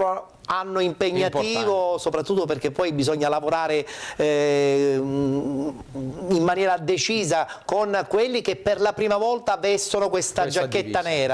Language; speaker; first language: Italian; native; Italian